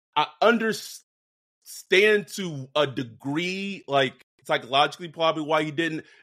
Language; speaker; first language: English; native; English